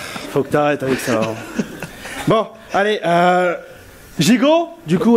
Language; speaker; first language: French; native; French